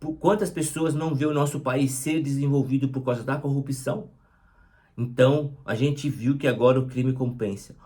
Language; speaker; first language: Portuguese; native; Portuguese